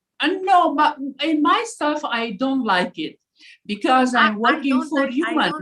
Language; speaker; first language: English; non-native, learner; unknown